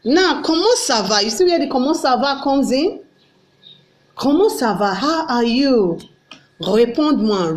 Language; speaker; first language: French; non-native, learner; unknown